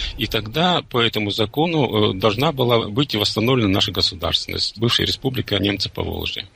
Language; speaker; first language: Russian; non-native, local second language; German